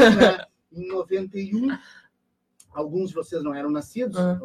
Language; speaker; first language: Portuguese; native; Portuguese